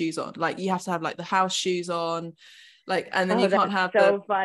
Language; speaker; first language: English; native; English